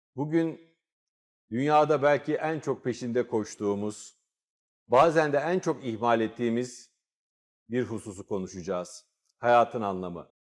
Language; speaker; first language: Turkish; native; Turkish